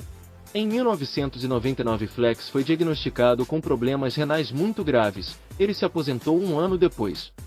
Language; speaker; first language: Portuguese; native; Portuguese